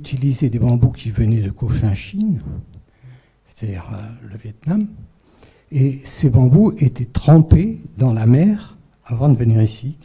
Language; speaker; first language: French; native; French